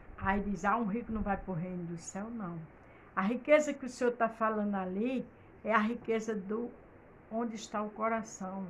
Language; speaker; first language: Portuguese; native; Portuguese